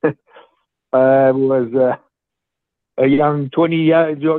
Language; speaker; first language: English; non-native, fluent; French